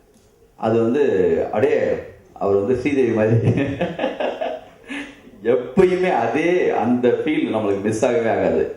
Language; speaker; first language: Tamil; native; Tamil